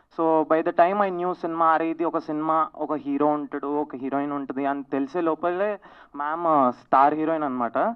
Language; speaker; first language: Telugu; native; Telugu